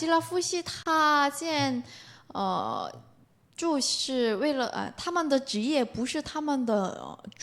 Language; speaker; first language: Chinese; non-native, learner; Korean